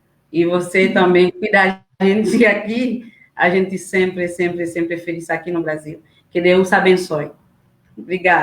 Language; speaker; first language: Portuguese; non-native, learner; Haitian Creole